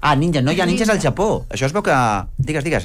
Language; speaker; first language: Catalan; native; Catalan